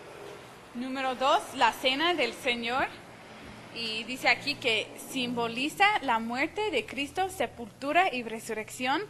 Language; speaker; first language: Spanish; non-native, fluent; English